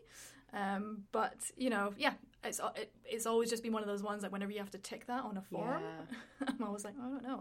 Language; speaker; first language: English; native; English